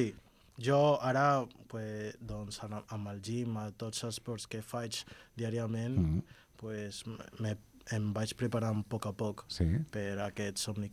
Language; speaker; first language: Catalan; early bilingual, other home language; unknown